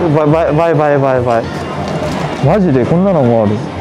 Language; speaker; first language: Japanese; native; Japanese